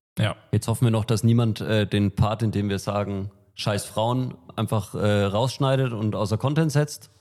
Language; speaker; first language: German; native; German